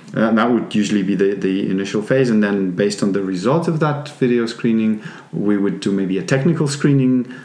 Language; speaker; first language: English; non-native, fluent; Polish